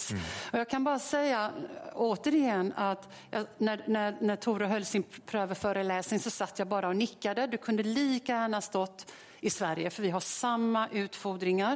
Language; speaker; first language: Swedish; native; Swedish